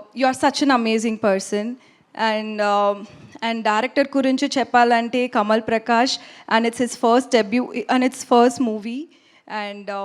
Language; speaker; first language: Telugu; non-native, learner; Tamil